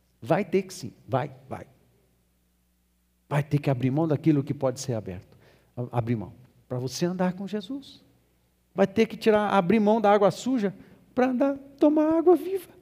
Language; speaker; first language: Portuguese; native; Portuguese